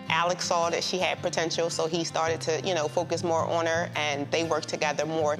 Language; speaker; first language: English; native; English